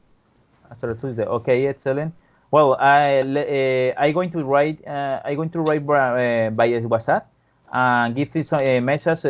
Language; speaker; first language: English; non-native, fluent; Spanish